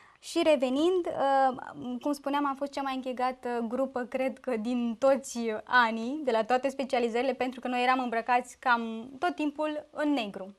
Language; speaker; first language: Romanian; native; Romanian